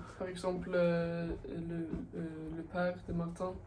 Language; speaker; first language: French; non-native, learner; Swedish